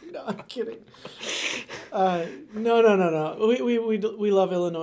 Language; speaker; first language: English; native; English